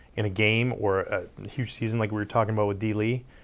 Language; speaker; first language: English; native; English